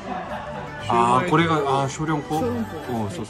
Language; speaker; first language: Japanese; non-native, fluent; Korean